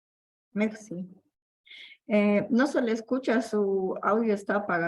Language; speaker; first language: Spanish; native; Spanish